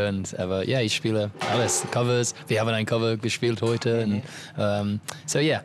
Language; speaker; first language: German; non-native, learner; English